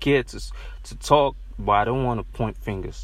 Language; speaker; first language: English; non-native, local second language; Yoruba